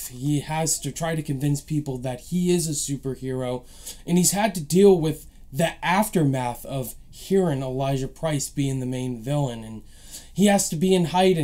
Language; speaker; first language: English; native; English